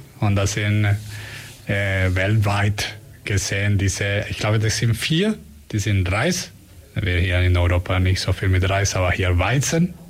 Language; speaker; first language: German; non-native, learner; Spanish